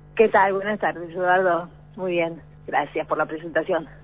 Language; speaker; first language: Spanish; native; Spanish